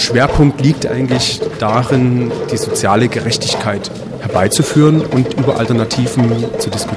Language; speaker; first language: German; native; German